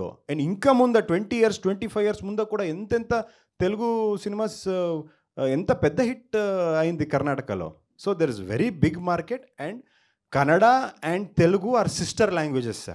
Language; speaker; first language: Telugu; non-native, learner; Kannada